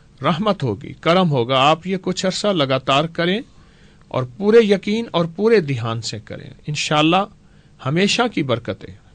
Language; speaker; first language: Urdu; non-native, local second language; Punjabi